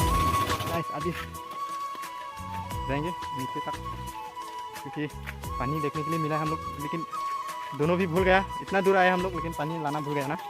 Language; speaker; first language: Hindi; non-native, local second language; Karbi